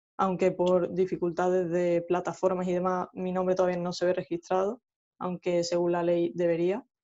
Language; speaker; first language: Spanish; native; Spanish